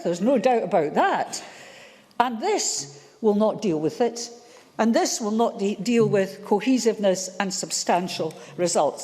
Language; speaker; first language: English; native; English